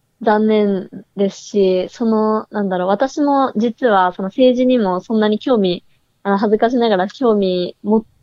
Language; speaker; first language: Japanese; native; Japanese